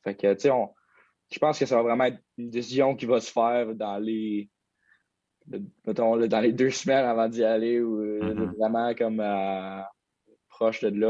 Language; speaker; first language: French; native; French